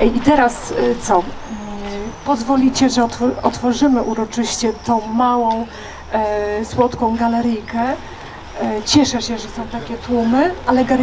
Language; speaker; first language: Polish; native; Polish